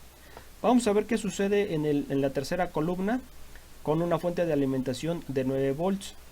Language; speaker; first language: Spanish; native; Spanish